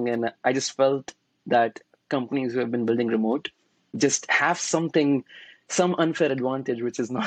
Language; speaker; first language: English; non-native, local second language; Hindi